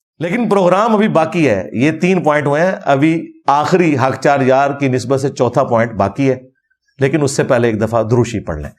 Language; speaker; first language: Urdu; non-native, local second language; Punjabi